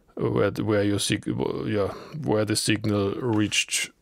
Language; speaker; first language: English; non-native, learner; German